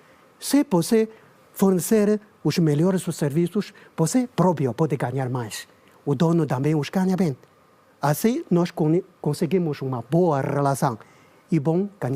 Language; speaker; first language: Portuguese; non-native, learner; Chinese